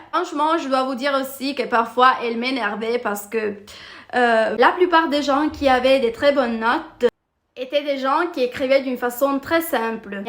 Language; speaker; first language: French; non-native, fluent; Italian